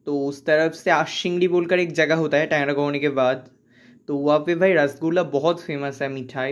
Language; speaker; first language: Hindi; non-native, local second language; Bangla